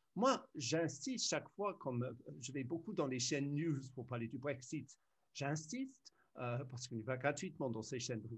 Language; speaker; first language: French; non-native, fluent; English